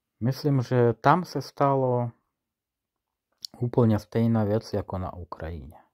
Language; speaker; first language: Czech; non-native, fluent; Ukrainian